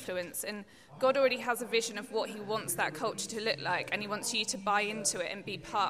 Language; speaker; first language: English; native; English